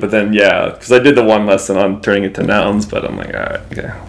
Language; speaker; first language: English; native; English